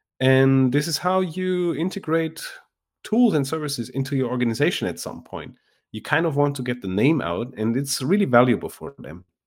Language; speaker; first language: English; non-native, fluent; German